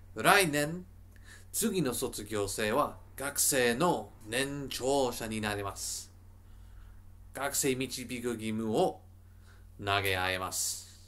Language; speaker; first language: Japanese; non-native, learner; English